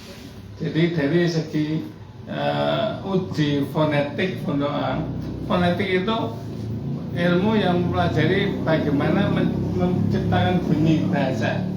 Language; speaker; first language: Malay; non-native, local second language; Javanese